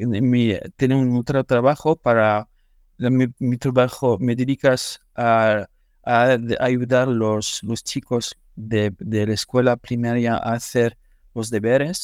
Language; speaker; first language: Spanish; non-native, learner; French